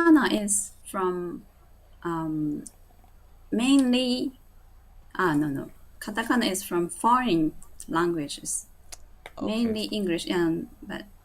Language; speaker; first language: English; non-native, learner; Japanese